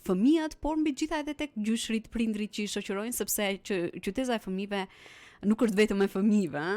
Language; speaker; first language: Albanian; native; Albanian